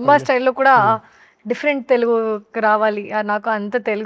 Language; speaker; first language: Telugu; non-native, local second language; Hindi